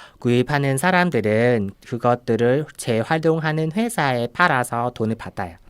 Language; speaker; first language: Korean; non-native, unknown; Vietnamese